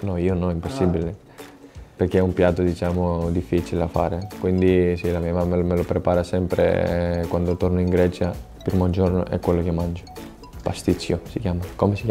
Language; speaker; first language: Italian; non-native, fluent; Greek